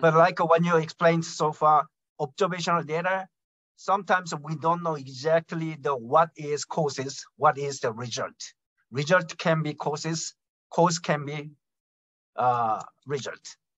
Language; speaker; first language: English; non-native, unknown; Korean